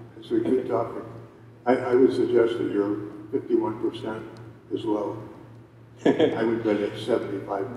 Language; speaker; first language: English; native; English